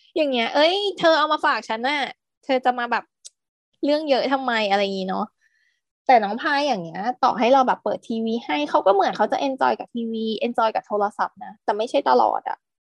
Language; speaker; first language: Thai; native; Thai